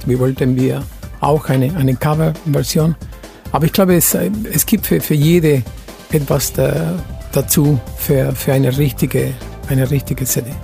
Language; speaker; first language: German; non-native, fluent; Spanish